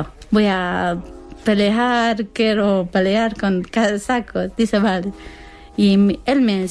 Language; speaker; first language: Spanish; non-native, learner; Persian